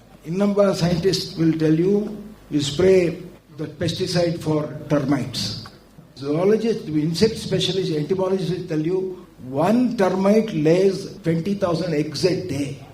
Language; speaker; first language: English; non-native, local second language; Kannada